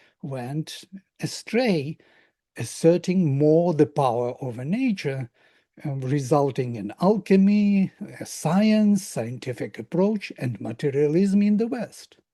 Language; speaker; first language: English; non-native, fluent; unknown